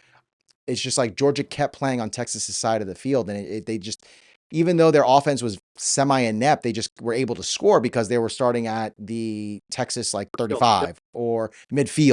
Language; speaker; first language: English; native; English